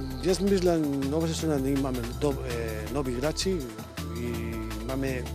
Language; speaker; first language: Macedonian; non-native, learner; Spanish